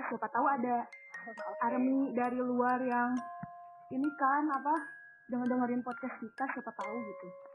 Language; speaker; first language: Indonesian; native; Indonesian